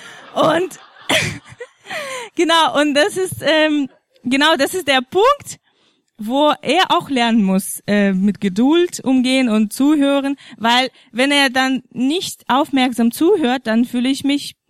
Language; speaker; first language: German; non-native, fluent; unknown